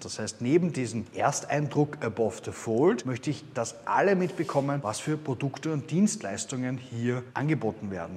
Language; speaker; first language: German; native; German